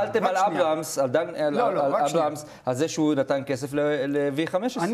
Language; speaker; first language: Hebrew; native; Hebrew